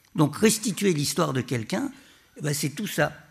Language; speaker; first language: French; native; French